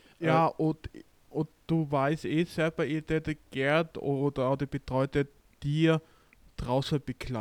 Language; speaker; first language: German; non-native, learner; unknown